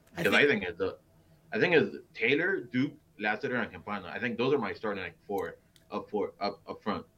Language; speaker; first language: English; native; English